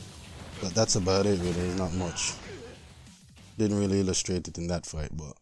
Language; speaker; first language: English; native; English